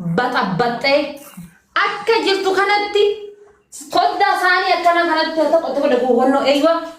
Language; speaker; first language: Oromo; native; Oromo